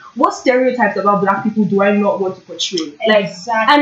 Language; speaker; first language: English; non-native, local second language; Yoruba